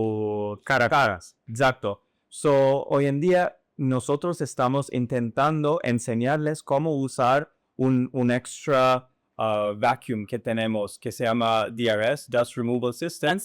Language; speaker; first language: Spanish; non-native, fluent; English